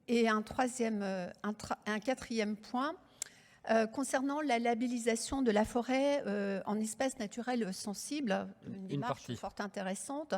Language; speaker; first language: French; native; French